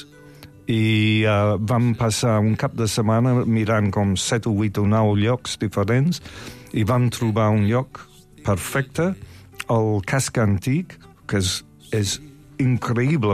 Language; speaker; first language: Catalan; non-native, fluent; English